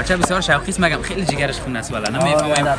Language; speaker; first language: Persian; native; Persian